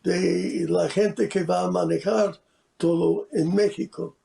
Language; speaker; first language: Spanish; non-native, fluent; English